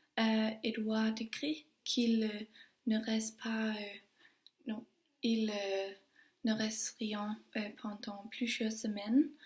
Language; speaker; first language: French; non-native, learner; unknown